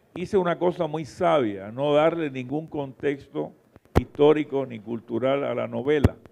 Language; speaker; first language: Spanish; native; Spanish